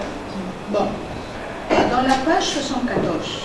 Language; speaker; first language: French; non-native, fluent; Arabic